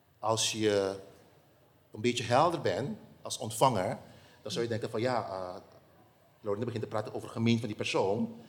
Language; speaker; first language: Dutch; non-native, local second language; Papiamento